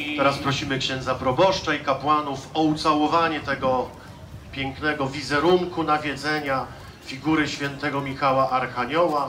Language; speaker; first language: Polish; native; Polish